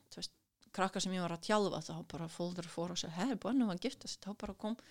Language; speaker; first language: Icelandic; non-native, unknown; Serbian